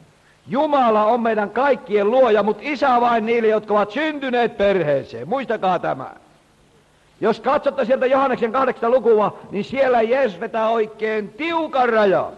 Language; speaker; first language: Finnish; native; Finnish